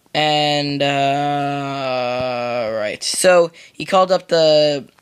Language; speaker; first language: English; native; English